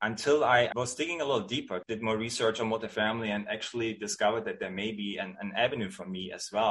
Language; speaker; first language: English; non-native, fluent; German